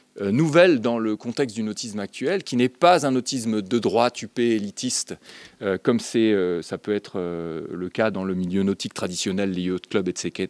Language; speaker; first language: French; native; French